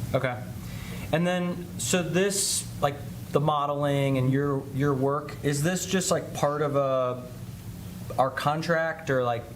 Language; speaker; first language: English; native; English